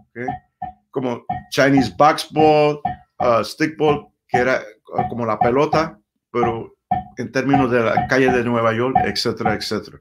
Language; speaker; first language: Spanish; early bilingual, heritage; Spanish